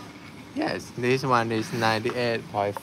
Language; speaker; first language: English; non-native, learner; Thai